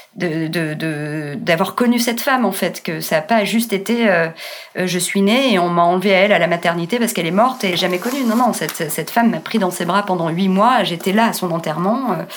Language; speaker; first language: French; native; French